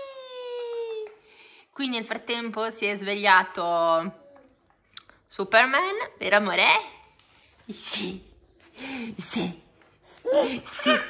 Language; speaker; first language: Italian; native; Italian